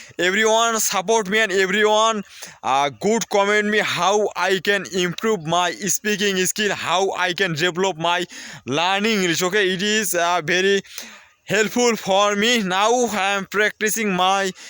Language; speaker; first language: English; non-native, learner; Bangla